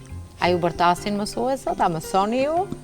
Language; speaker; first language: Albanian; native; Albanian